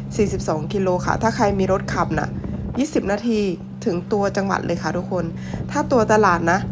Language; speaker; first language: Thai; non-native, local second language; Northern Khmer